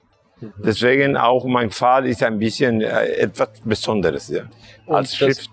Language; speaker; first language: German; non-native, fluent; Spanish